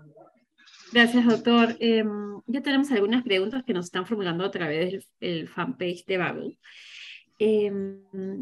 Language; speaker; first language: Spanish; native; Spanish